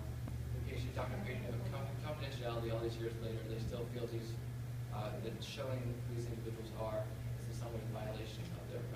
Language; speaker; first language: English; native; English